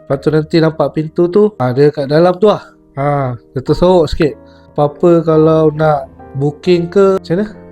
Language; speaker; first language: Malay; native; Malay